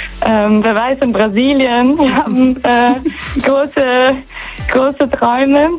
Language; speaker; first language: German; non-native, fluent; Portuguese